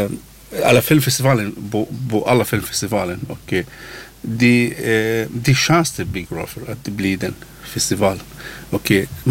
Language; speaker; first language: Swedish; non-native, learner; Arabic